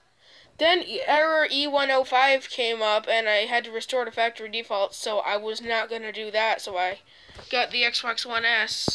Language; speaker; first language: English; native; English